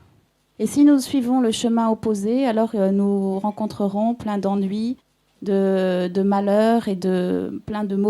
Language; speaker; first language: French; native; French